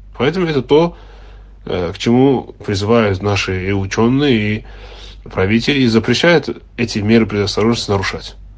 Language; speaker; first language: Russian; non-native, local second language; Azerbaijani